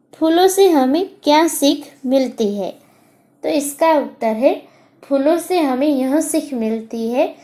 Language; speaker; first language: Hindi; non-native, local second language; Gujarati